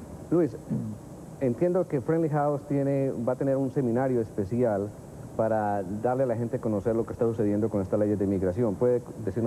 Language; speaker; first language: Spanish; native; Spanish